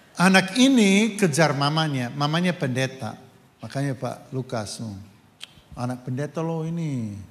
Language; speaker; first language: Indonesian; non-native, fluent; English